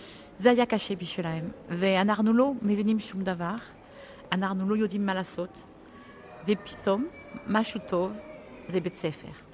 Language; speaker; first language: Hebrew; early bilingual, heritage; French